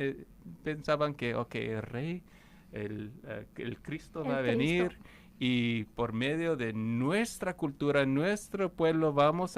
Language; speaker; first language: Spanish; non-native, fluent; English